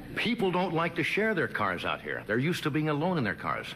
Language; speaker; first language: English; native; English